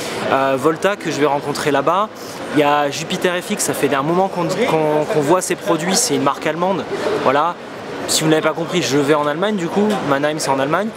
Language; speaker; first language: French; native; French